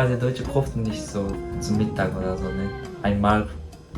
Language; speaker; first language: German; non-native, learner; Japanese